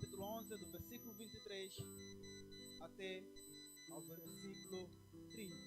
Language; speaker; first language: Portuguese; native; Portuguese